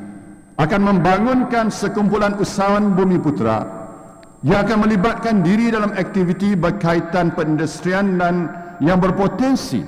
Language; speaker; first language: Malay; native; Malay